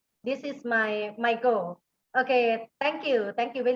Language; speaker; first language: English; non-native, learner; Thai